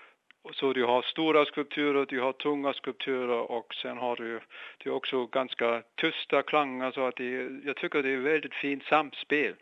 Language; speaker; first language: Swedish; non-native, fluent; German